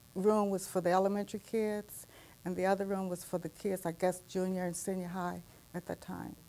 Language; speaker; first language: English; native; English